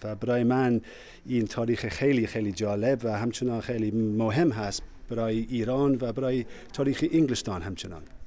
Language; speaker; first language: Persian; non-native, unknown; English